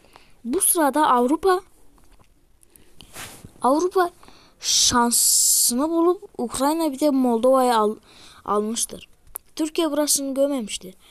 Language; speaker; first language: Turkish; early bilingual, heritage; Turkish